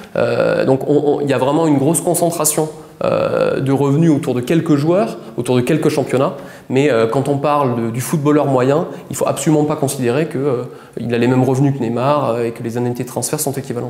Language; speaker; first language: French; native; French